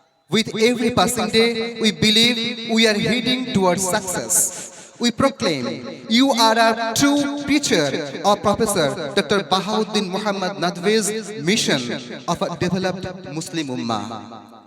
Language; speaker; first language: English; non-native, local second language; Bangla